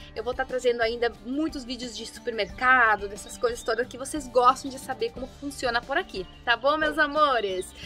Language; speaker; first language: Portuguese; early bilingual, other home language; German